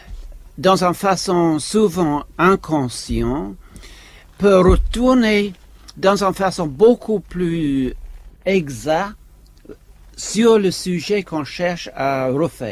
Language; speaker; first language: French; non-native, fluent; English